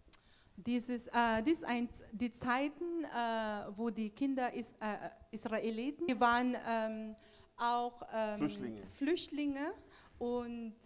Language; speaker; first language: German; non-native, fluent; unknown